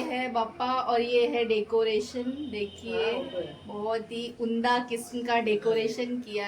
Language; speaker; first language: Hindi; native; Hindi